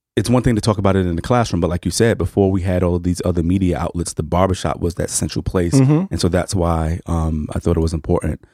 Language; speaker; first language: English; native; English